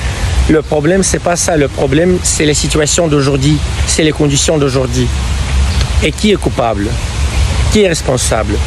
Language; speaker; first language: French; non-native, fluent; Russian